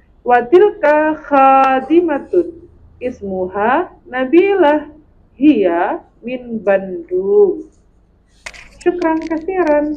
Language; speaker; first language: Arabic; non-native, fluent; Indonesian